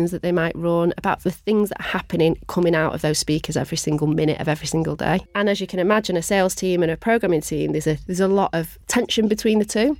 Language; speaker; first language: English; native; English